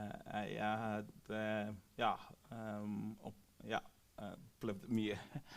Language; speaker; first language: Norwegian; non-native, fluent; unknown